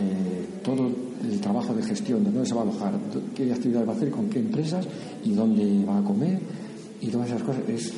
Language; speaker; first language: Spanish; native; Spanish